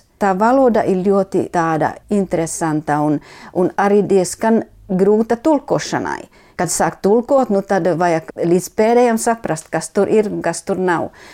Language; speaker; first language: Latvian; non-native, fluent; Finnish